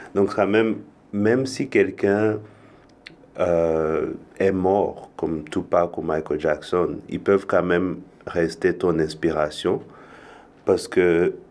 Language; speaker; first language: French; non-native, local second language; Kinyarwanda